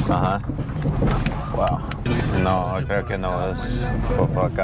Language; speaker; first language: Spanish; non-native, learner; English